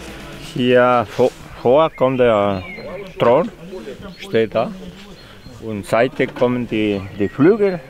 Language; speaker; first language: German; non-native, learner; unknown